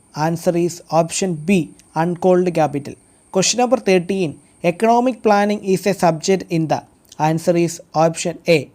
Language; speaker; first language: English; non-native, local second language; Malayalam